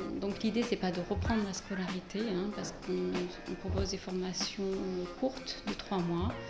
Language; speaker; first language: French; native; French